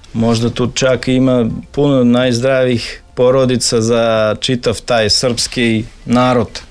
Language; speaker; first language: Serbian; non-native, fluent; Russian